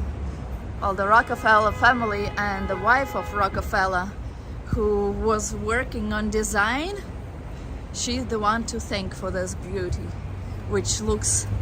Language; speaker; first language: English; non-native, fluent; Russian